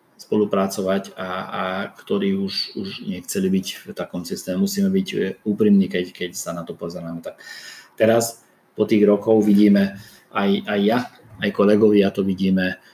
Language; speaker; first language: Slovak; non-native, fluent; Hungarian